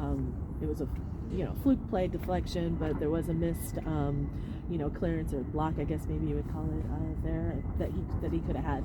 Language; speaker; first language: English; native; English